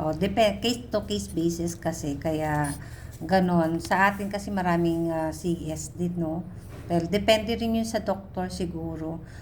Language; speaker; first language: Filipino; native; Filipino